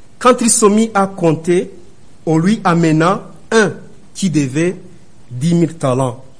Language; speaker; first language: French; non-native, local second language; Rundi